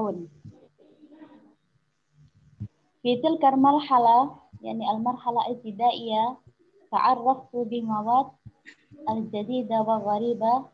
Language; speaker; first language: Arabic; non-native, learner; Indonesian